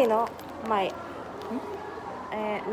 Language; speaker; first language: Japanese; non-native, learner; Filipino